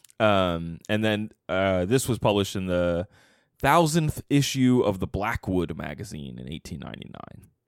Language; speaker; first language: English; native; English